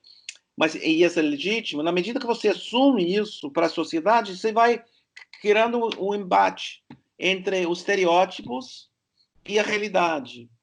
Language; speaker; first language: Portuguese; non-native, fluent; English